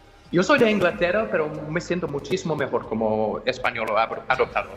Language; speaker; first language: Spanish; non-native, fluent; English